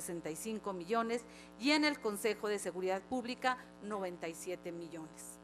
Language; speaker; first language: Spanish; native; Spanish